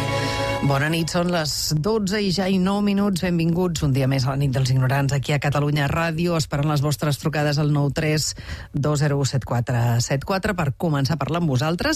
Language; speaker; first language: Catalan; native; Catalan